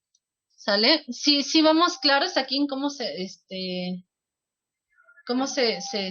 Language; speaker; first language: Spanish; native; Spanish